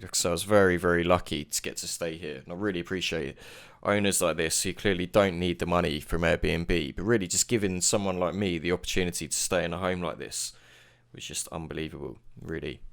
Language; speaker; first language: English; native; English